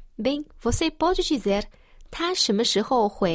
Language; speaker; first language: Portuguese; non-native, fluent; Chinese